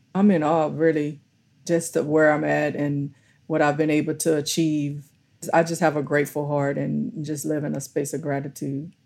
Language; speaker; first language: English; native; English